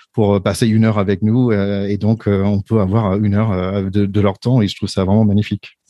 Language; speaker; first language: French; non-native, fluent; English